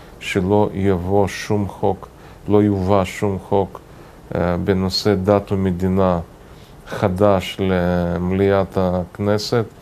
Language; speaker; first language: Hebrew; early bilingual, other home language; Russian